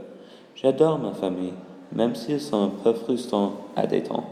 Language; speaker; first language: French; early bilingual, other home language; English